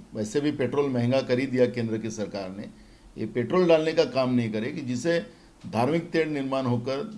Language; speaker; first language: Hindi; non-native, local second language; Marathi